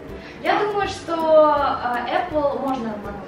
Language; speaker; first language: Russian; native; Russian